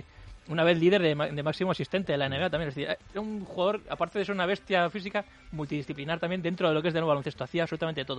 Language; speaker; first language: Spanish; native; Spanish